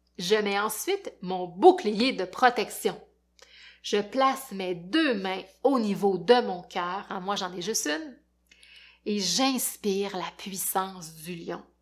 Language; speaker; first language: French; native; French